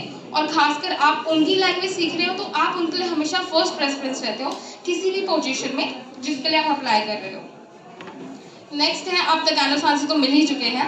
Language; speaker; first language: Hindi; native; Hindi